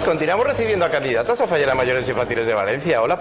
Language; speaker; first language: Spanish; native; Spanish